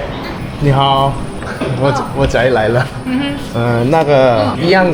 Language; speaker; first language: Chinese; non-native, learner; Korean